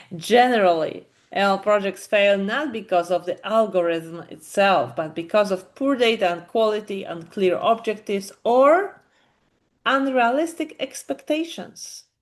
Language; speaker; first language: English; non-native, fluent; Polish